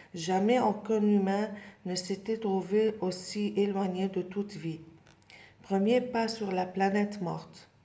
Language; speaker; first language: French; non-native, local second language; Arabic